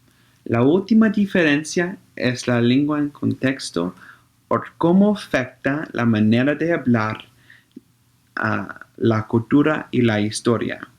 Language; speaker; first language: Spanish; non-native, learner; English